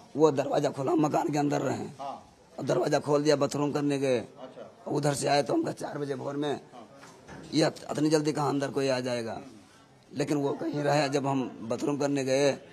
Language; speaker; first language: Hindi; native; Hindi